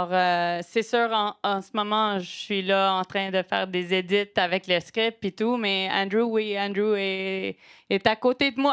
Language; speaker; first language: French; non-native, local second language; English